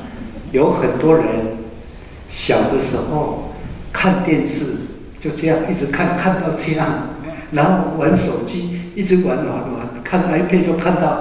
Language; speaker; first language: Chinese; native; Chinese